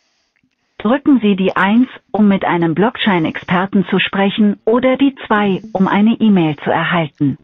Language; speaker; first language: German; non-native, learner; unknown